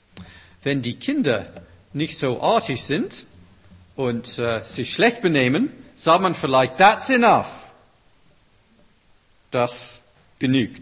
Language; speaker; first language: German; non-native, fluent; English